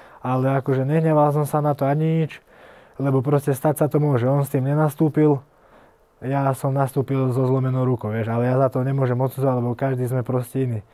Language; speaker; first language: Slovak; early bilingual, heritage; Slovak